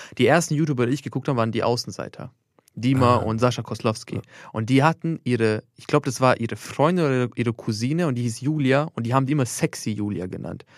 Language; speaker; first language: German; early bilingual, other home language; Albanian